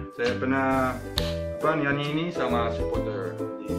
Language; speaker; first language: Indonesian; non-native, learner; Dutch